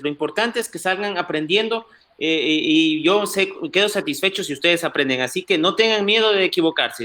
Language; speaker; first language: Spanish; native; Spanish